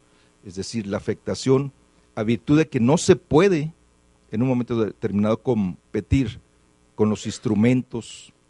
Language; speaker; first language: Spanish; native; Spanish